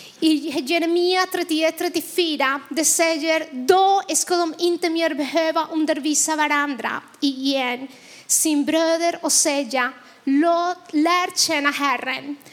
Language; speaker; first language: Swedish; non-native, fluent; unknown